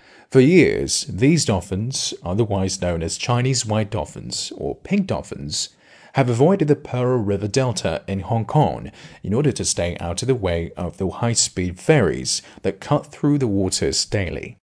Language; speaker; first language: English; non-native, fluent; Chinese